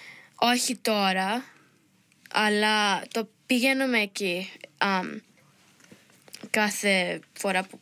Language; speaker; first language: Greek; early bilingual, heritage; Greek